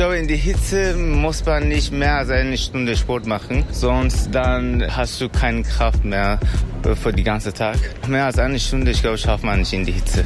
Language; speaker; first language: German; non-native, learner; Persian